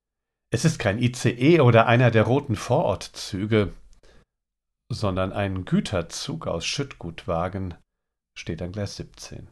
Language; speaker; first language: German; native; German